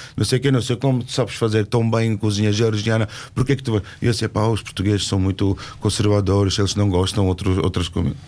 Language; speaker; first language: Portuguese; non-native, fluent; Georgian